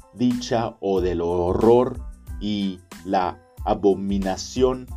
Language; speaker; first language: Spanish; native; Spanish